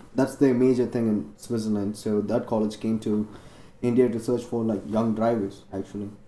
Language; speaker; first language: English; non-native, local second language; Tamil